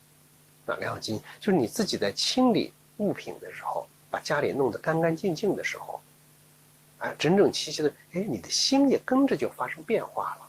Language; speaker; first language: Chinese; native; Chinese